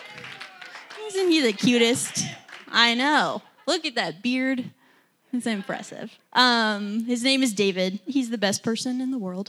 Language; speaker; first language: English; native; English